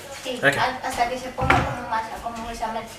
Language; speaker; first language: Spanish; native; Spanish